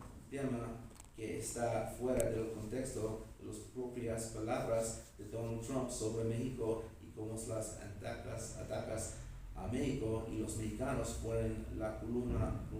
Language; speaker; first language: Spanish; non-native, learner; English